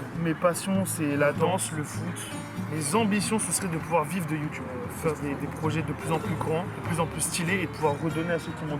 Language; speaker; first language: French; native; French